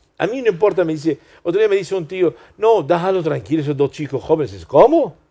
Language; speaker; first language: Spanish; non-native, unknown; Arabic